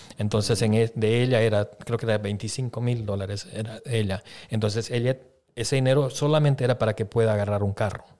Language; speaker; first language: Spanish; early bilingual, heritage; Spanish